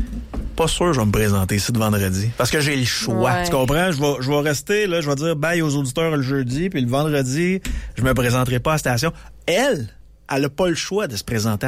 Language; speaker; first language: French; native; French